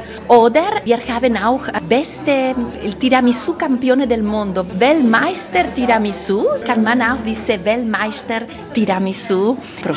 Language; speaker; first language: German; non-native, learner; Italian